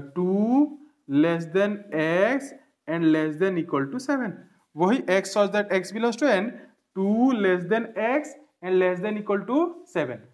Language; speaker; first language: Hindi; non-native, local second language; Bangla